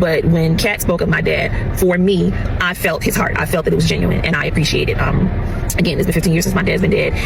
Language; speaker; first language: English; native; English